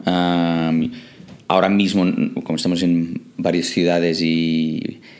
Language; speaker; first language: Spanish; non-native, fluent; English